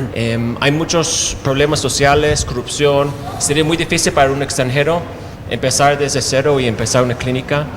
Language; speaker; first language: Spanish; non-native, fluent; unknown